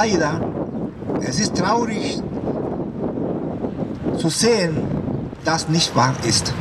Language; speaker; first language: German; non-native, fluent; Spanish